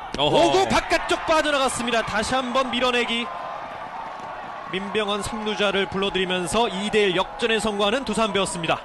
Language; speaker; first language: Korean; native; Korean